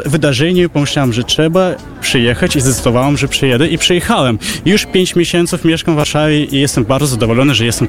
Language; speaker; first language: Polish; non-native, fluent; Russian